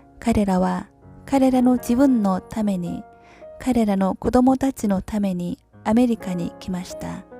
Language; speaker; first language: Japanese; non-native, learner; Korean